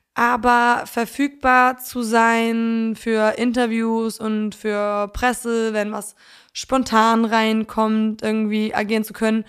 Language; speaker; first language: German; early bilingual, other home language; Polish